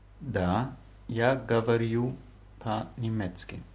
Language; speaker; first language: Russian; non-native, learner; German